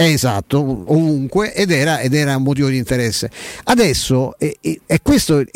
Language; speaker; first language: Italian; native; Italian